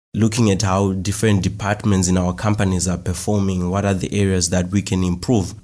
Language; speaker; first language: English; non-native, local second language; Shona